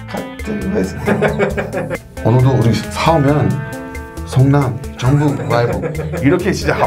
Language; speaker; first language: Korean; non-native, learner; English